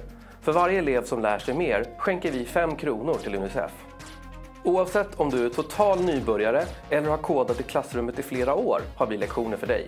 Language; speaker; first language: Swedish; native; Swedish